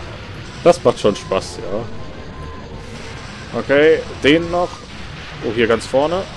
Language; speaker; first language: German; native; German